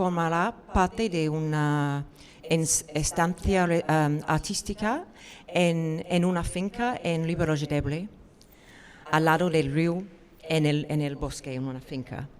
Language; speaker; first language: Spanish; non-native, fluent; English